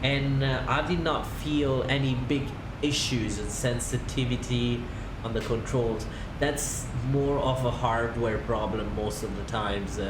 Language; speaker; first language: English; non-native, fluent; Italian